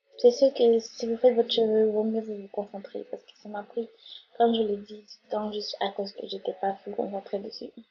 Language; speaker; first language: French; non-native, local second language; Haitian Creole